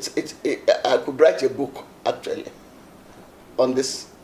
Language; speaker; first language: English; non-native, local second language; Yoruba